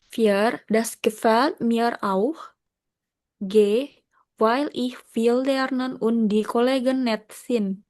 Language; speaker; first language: German; non-native, learner; Indonesian